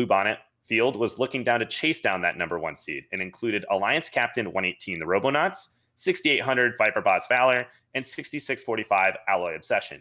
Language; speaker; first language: English; native; English